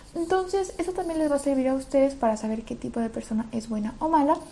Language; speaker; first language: Spanish; early bilingual, other home language; Russian